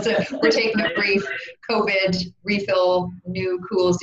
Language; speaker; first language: English; native; English